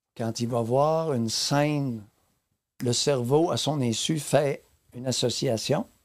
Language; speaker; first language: French; native; French